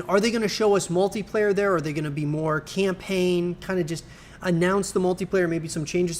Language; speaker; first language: English; native; English